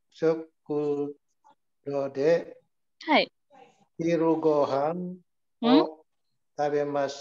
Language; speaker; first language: Japanese; non-native, learner; Indonesian